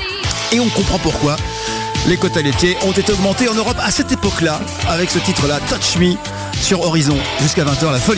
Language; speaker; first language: French; native; French